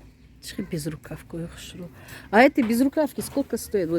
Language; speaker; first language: Russian; non-native, local second language; Tajik